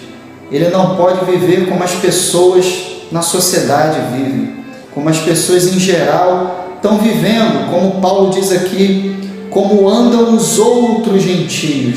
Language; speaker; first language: Portuguese; native; Portuguese